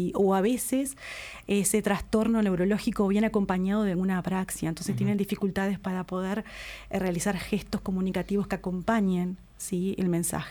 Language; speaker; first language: Spanish; native; Spanish